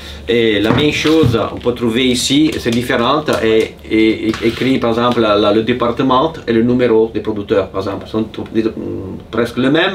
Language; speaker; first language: French; non-native, fluent; Italian